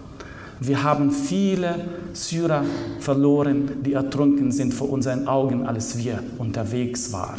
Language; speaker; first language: German; non-native, fluent; Arabic